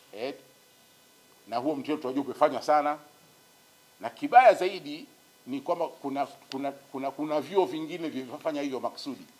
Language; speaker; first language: Swahili; native; Swahili